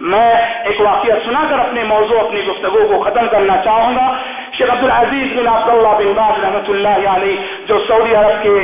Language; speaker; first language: Urdu; native; Urdu